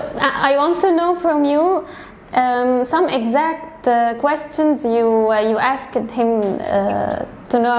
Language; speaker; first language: English; non-native, fluent; Arabic